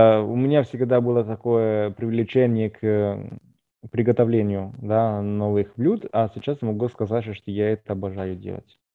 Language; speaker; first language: Russian; non-native, fluent; Italian